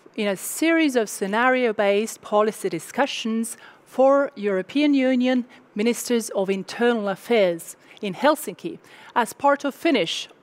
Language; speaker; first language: English; non-native, fluent; Estonian